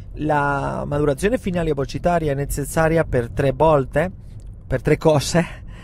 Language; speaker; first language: Italian; non-native, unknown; Spanish